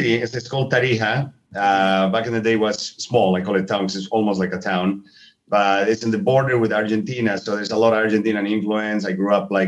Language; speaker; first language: English; non-native, fluent; Spanish